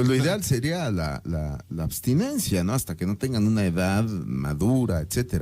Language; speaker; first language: Spanish; native; Spanish